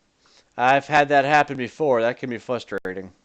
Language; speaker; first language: English; native; English